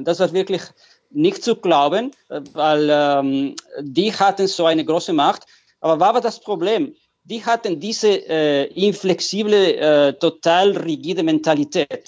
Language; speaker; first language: German; non-native, fluent; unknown